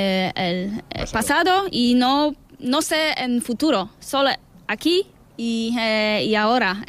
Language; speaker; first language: Spanish; non-native, learner; Polish